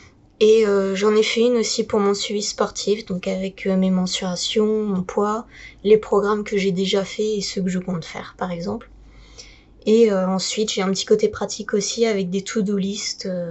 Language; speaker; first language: French; native; French